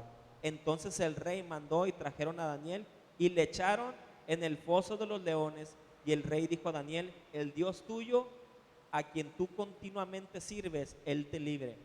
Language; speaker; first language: Spanish; native; Spanish